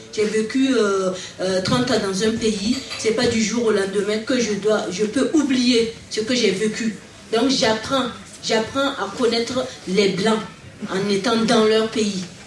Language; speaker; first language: French; non-native, local second language; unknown